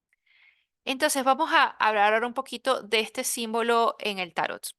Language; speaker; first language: Spanish; native; Spanish